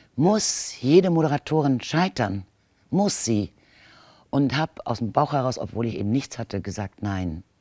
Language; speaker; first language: German; native; German